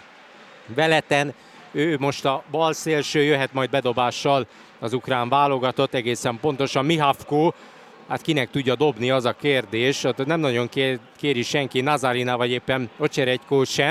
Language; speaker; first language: Hungarian; native; Hungarian